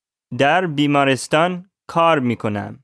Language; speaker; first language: Persian; non-native, learner; English